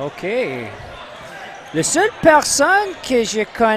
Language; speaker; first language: French; non-native, local second language; English